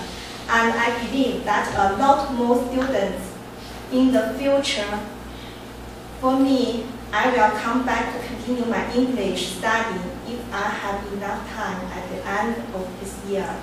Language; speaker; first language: English; non-native, learner; Chinese